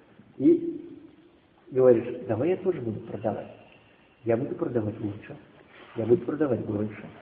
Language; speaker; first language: Russian; native; Russian